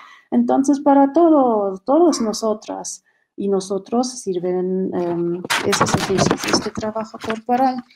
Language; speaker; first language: Spanish; non-native, fluent; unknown